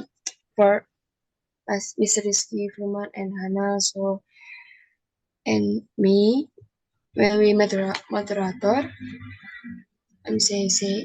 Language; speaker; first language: English; non-native, learner; Indonesian